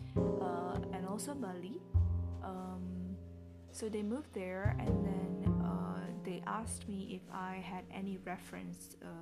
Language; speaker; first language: English; non-native, fluent; Indonesian